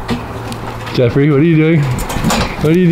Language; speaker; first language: English; native; English